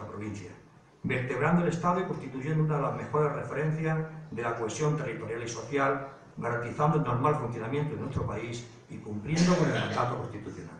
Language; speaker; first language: Spanish; native; Spanish